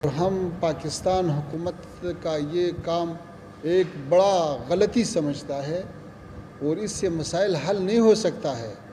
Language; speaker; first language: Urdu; non-native, fluent; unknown